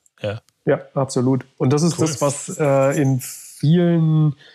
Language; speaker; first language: German; native; German